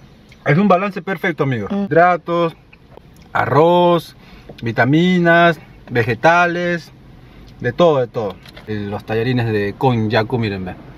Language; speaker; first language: Spanish; native; Spanish